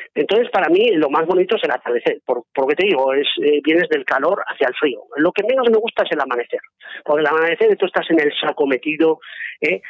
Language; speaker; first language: Spanish; native; Spanish